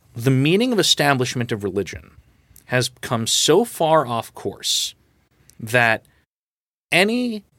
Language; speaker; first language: English; native; English